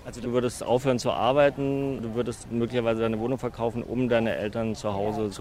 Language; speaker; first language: German; native; German